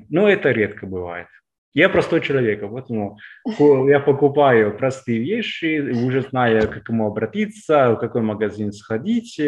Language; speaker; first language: Russian; non-native, fluent; Italian